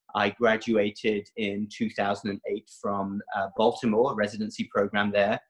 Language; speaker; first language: English; native; English